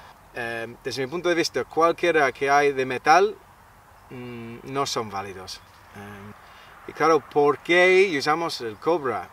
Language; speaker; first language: Spanish; non-native, fluent; English